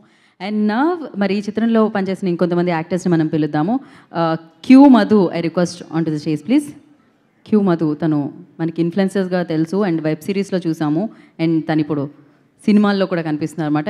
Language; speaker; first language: Telugu; native; Telugu